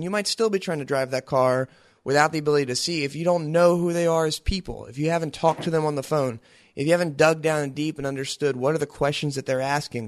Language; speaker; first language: English; native; English